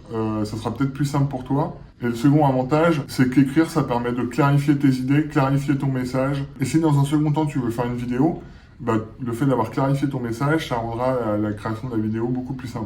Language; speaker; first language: French; native; French